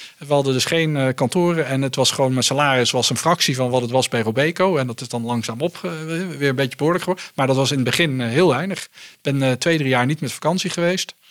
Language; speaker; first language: Dutch; early bilingual, heritage; Dutch